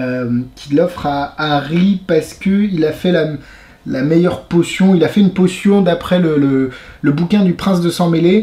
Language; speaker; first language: French; native; French